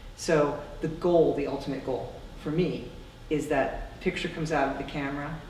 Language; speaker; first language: English; native; English